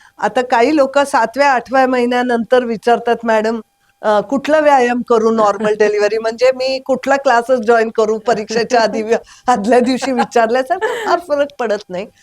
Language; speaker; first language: Marathi; non-native, local second language; Kannada